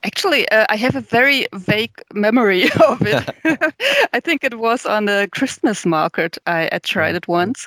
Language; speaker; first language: English; non-native, fluent; German